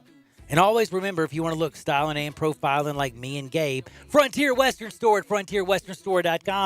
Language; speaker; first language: English; native; English